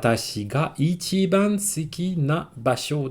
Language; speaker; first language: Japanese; non-native, fluent; French